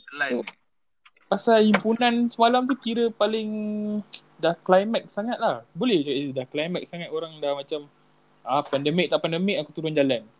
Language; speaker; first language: Malay; native; Malay